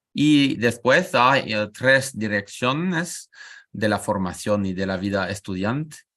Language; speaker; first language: Spanish; non-native, learner; French